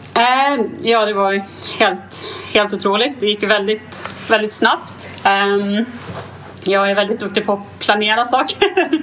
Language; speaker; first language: Swedish; native; Swedish